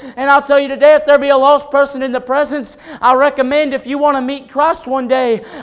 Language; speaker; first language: English; native; English